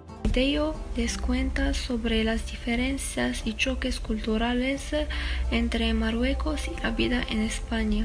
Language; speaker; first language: Spanish; non-native, fluent; Arabic